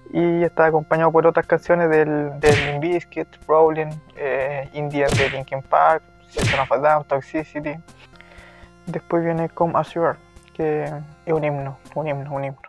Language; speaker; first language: Spanish; native; Spanish